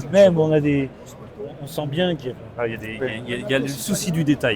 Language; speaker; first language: French; native; French